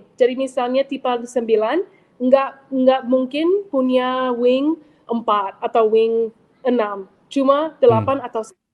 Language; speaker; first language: Indonesian; non-native, fluent; English